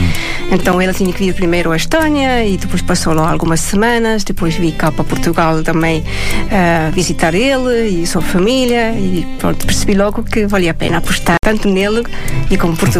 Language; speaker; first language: Portuguese; non-native, fluent; Estonian